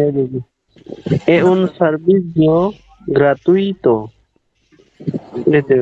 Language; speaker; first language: Italian; non-native, learner; Bangla